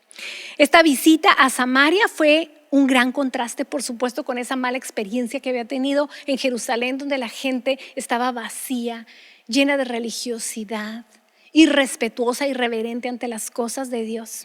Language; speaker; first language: Spanish; native; Spanish